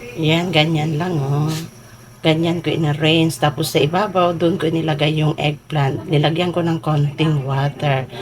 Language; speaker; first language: Filipino; non-native, local second language; Iloko